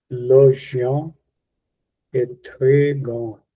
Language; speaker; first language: French; non-native, learner; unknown